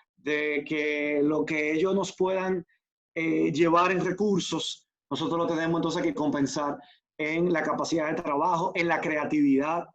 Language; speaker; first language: Spanish; native; Spanish